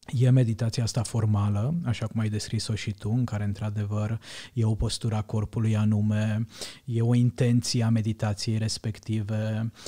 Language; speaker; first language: Romanian; non-native, local second language; Hungarian